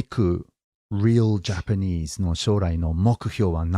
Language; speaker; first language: Japanese; non-native, fluent; English